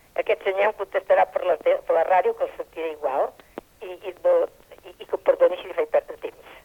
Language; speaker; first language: Catalan; native; Catalan